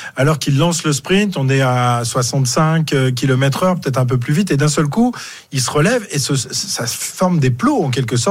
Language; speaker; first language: French; native; French